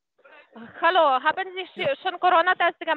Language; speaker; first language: German; non-native, fluent; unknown